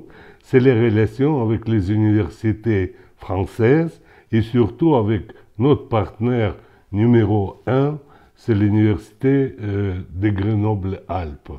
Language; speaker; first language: French; non-native, local second language; Ukrainian